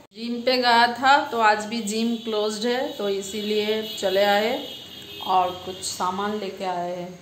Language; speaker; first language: Hindi; non-native, local second language; Bangla